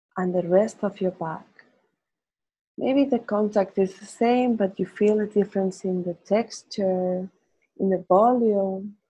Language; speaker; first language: English; non-native, fluent; Spanish